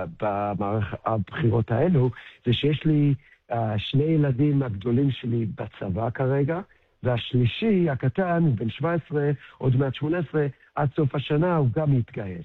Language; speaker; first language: Hebrew; early bilingual, heritage; English